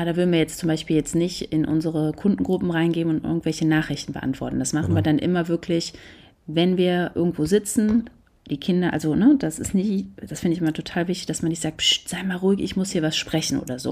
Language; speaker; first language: German; native; German